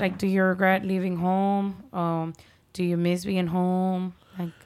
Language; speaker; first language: English; early bilingual, other home language; Spanish